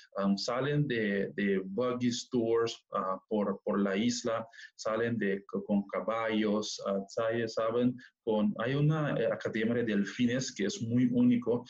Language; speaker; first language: Spanish; non-native, fluent; Papiamento